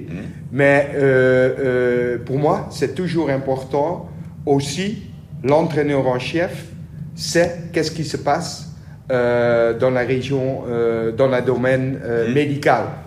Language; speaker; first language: French; non-native, learner; Dutch